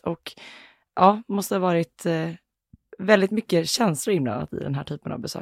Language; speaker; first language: Swedish; native; Swedish